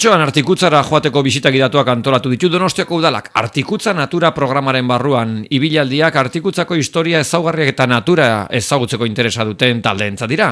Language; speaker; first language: Basque; native; Basque